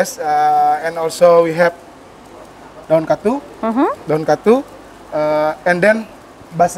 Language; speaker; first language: English; non-native, learner; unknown